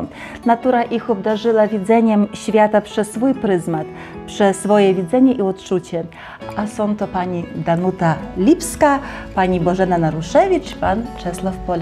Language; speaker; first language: Polish; native; Polish